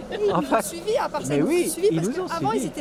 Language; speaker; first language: French; native; French